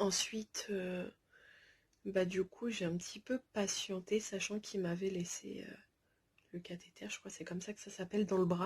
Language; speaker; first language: French; native; French